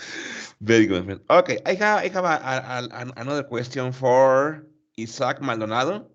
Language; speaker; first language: English; non-native, learner; Spanish